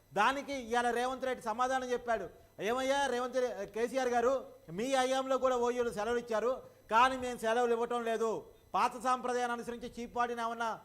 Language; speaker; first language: Telugu; native; Telugu